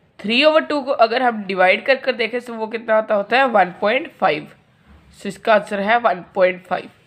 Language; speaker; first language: Hindi; non-native, local second language; Punjabi